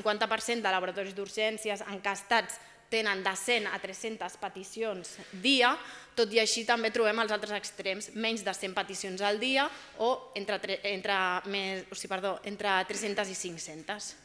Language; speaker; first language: Catalan; native; Catalan